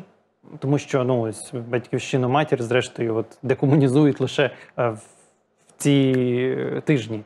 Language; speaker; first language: Ukrainian; native; Ukrainian